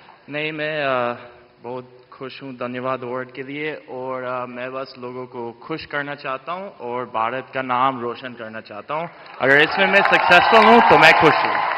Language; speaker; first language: Hindi; non-native, fluent; English